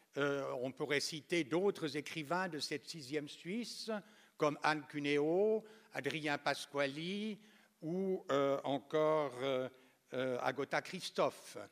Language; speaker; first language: French; native; French